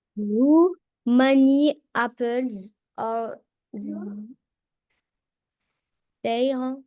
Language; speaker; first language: English; non-native, learner; French